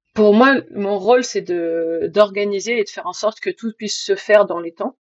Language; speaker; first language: French; native; French